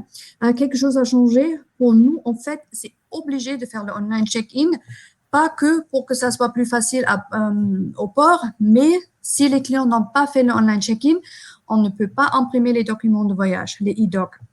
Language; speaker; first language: French; non-native, fluent; German